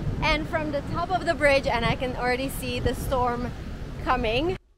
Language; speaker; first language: English; early bilingual, other home language; Armenian